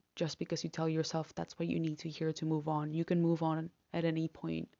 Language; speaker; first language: English; non-native, fluent; Spanish